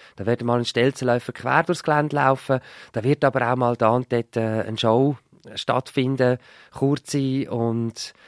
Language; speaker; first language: German; native; German